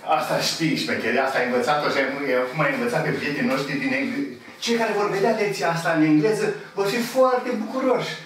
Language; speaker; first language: Romanian; native; Romanian